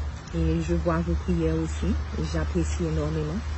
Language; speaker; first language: French; non-native, local second language; Haitian Creole